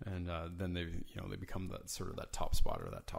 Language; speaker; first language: English; native; English